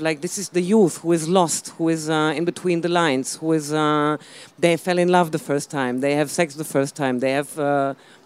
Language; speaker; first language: English; non-native, fluent; German